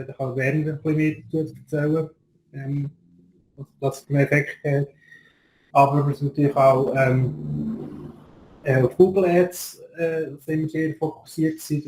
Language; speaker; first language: German; native; German